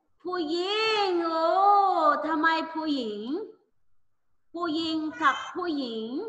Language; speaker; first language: Thai; non-native, learner; Filipino